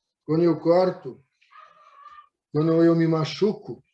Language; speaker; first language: Portuguese; native; Portuguese